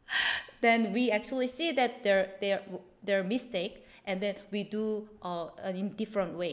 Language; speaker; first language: English; non-native, fluent; Korean